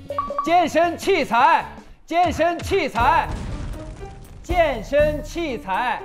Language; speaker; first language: Chinese; native; Chinese